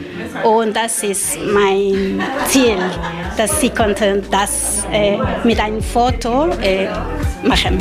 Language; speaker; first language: German; non-native, learner; Spanish